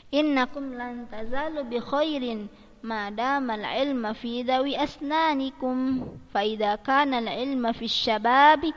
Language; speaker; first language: Arabic; non-native, fluent; Malay